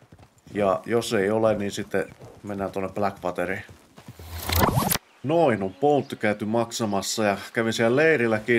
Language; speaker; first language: Finnish; native; Finnish